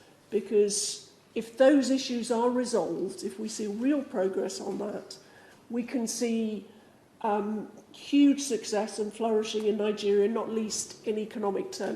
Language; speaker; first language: English; native; English